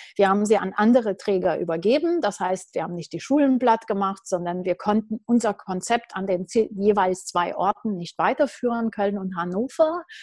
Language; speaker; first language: German; non-native, fluent; Romanian